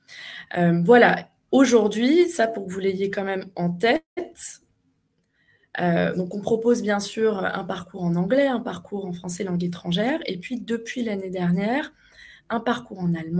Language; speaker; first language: French; native; French